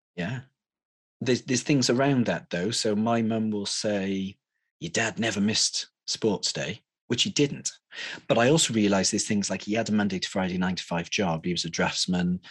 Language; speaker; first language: English; native; English